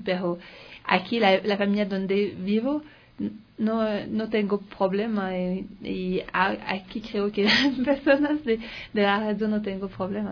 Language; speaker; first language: Spanish; non-native, learner; French